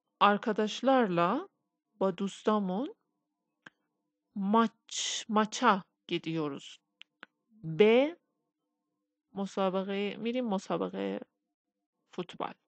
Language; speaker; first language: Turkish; non-native, fluent; Persian